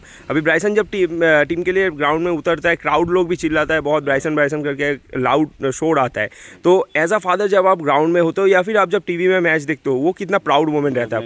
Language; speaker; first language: Hindi; non-native, local second language; Bangla